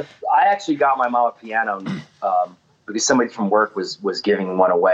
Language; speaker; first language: English; native; English